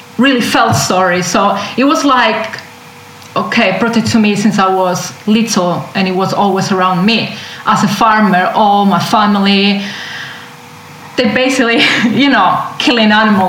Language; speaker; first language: English; non-native, fluent; Italian